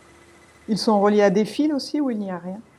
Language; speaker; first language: French; native; French